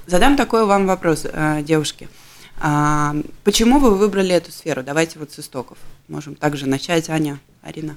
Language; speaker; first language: Russian; native; Russian